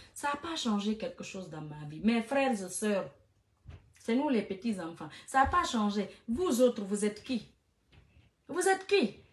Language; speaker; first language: French; non-native, local second language; Fula